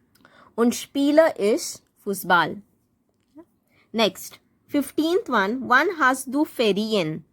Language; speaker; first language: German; non-native, learner; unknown